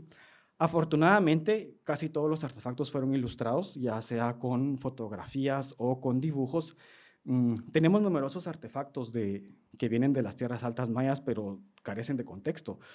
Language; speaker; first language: Spanish; native; Spanish